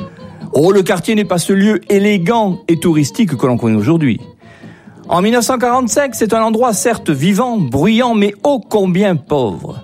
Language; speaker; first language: French; native; French